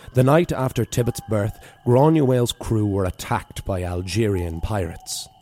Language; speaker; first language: English; native; English